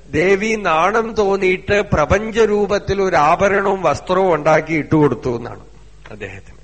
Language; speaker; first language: Malayalam; native; Malayalam